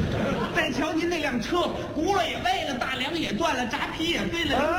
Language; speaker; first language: Chinese; native; Chinese